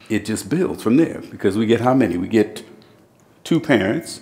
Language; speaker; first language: English; native; English